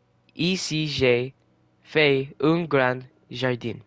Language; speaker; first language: French; non-native, learner; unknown